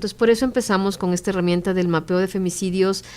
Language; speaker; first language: Spanish; native; Spanish